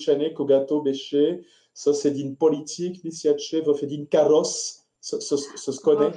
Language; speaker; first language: Bulgarian; non-native, learner; French